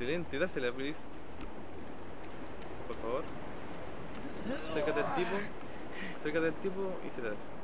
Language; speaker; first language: Spanish; native; Spanish